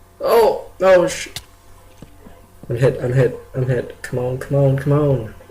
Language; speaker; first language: English; native; English